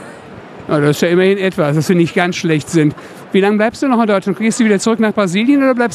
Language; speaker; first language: German; native; German